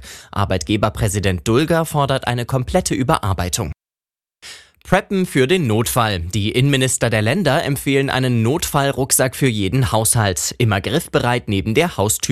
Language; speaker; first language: German; native; German